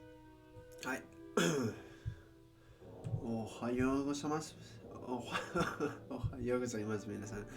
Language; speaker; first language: Japanese; non-native, learner; English